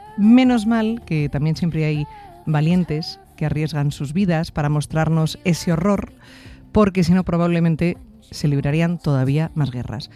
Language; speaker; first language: Spanish; native; Spanish